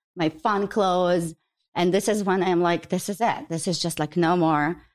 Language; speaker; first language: English; non-native, fluent; Ukrainian